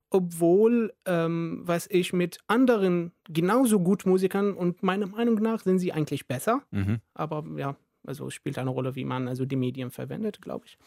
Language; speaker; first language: German; non-native, fluent; Arabic